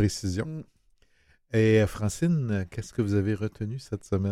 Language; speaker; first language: French; native; French